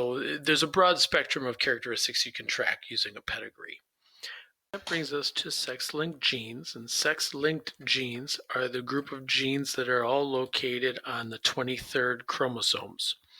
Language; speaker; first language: English; native; English